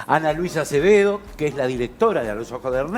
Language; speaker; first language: Spanish; native; Spanish